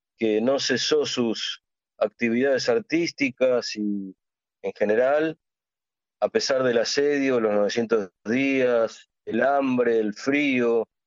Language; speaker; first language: Spanish; native; Spanish